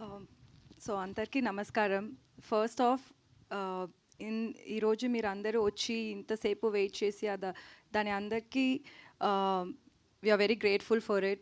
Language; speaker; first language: Telugu; non-native, learner; Tamil